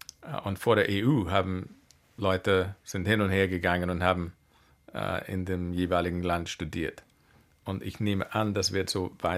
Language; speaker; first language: German; non-native, fluent; English